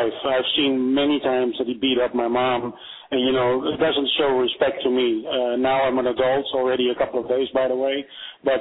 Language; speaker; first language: English; non-native, fluent; Dutch